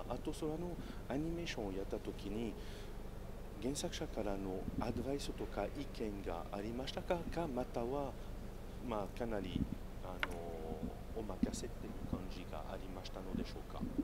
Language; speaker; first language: Japanese; non-native, fluent; French